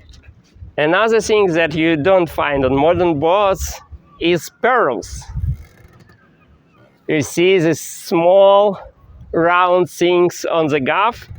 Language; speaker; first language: English; non-native, fluent; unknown